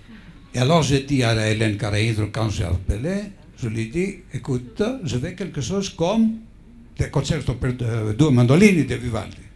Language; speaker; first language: French; non-native, fluent; Greek